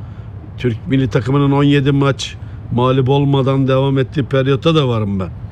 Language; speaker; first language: Turkish; native; Turkish